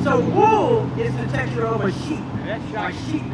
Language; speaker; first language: English; native; English